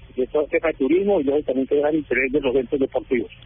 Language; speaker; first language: Spanish; native; Spanish